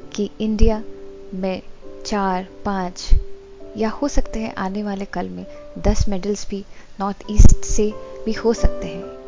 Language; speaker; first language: Hindi; non-native, local second language; Assamese